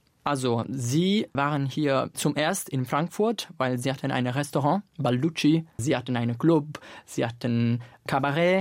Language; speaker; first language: German; non-native, fluent; Italian